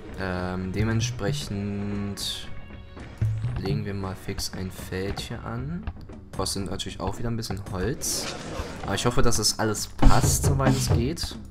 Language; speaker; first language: German; early bilingual, other home language; Greek